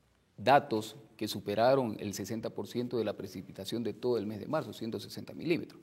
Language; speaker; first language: Spanish; native; Spanish